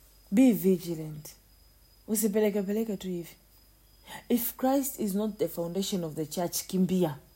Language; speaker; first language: English; non-native, local second language; Swahili